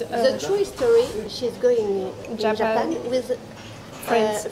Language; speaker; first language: English; non-native, learner; French